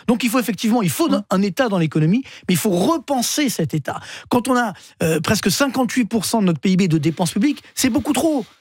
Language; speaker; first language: French; native; French